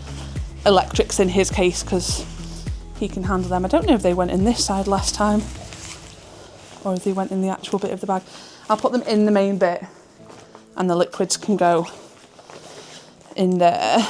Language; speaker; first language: English; native; English